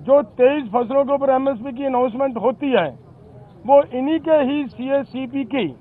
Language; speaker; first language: Hindi; non-native, local second language; Punjabi